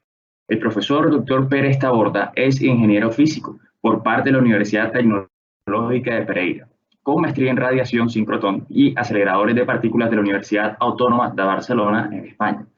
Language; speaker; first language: Spanish; native; Spanish